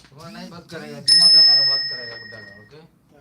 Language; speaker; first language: Hindi; non-native, learner; Tamil